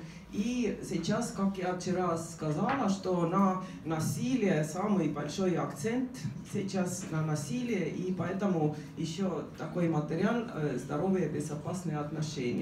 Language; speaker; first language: Russian; non-native, fluent; Estonian